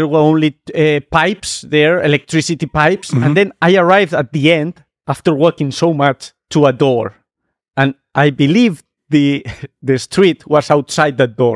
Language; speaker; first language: English; non-native, fluent; Spanish